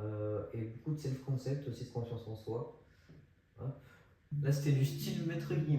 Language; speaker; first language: French; native; French